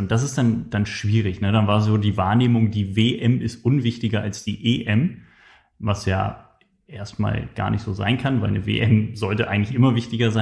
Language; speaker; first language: German; native; German